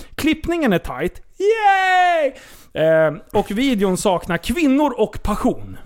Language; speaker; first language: Swedish; native; Swedish